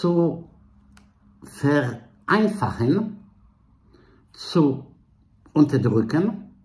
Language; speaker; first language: German; non-native, fluent; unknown